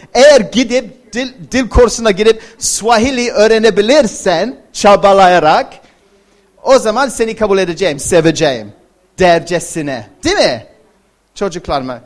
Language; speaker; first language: Turkish; non-native, fluent; English